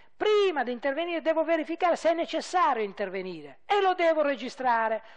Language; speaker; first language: Italian; native; Italian